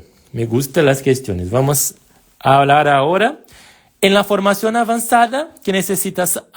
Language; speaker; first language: Spanish; non-native, fluent; Portuguese